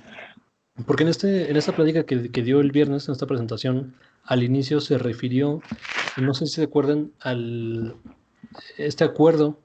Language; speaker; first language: Spanish; native; Spanish